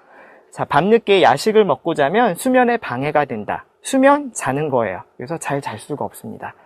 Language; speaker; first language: Korean; native; Korean